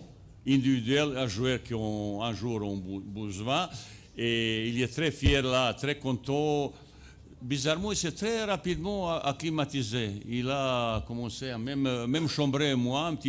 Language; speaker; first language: French; non-native, fluent; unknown